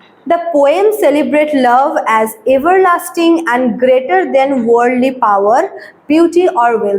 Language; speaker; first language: English; non-native, local second language; Bangla